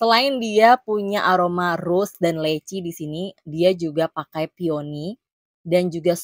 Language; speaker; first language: Indonesian; native; Indonesian